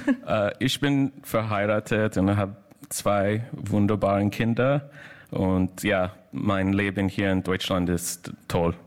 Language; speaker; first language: German; non-native, learner; English